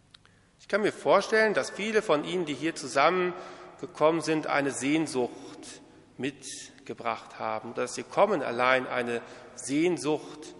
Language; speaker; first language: German; native; German